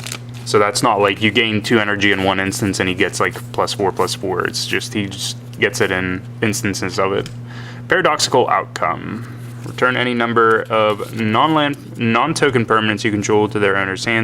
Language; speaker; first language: English; native; English